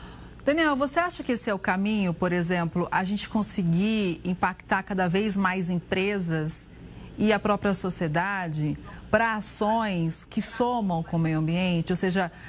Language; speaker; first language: Portuguese; native; Portuguese